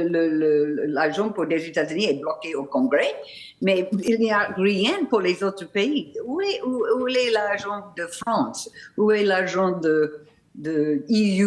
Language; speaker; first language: French; non-native, learner; English